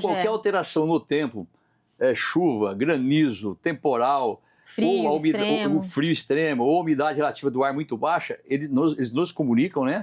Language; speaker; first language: Portuguese; native; Portuguese